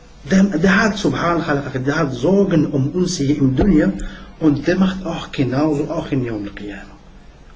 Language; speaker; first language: German; non-native, learner; Arabic